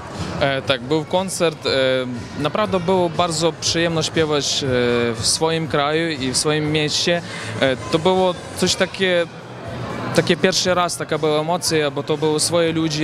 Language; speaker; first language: Polish; non-native, learner; Ukrainian